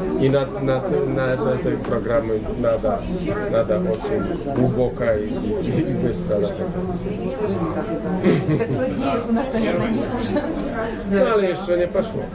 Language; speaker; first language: Russian; non-native, learner; Polish